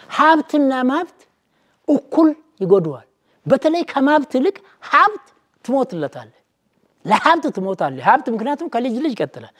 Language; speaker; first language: Amharic; non-native, local second language; Oromo